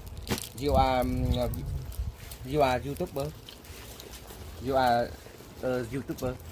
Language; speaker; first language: English; non-native, learner; Vietnamese